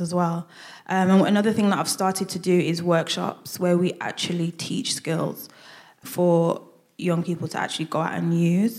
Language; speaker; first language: English; native; English